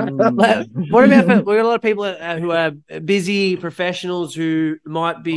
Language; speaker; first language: English; native; English